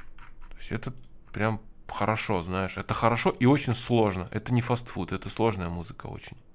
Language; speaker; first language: Russian; native; Russian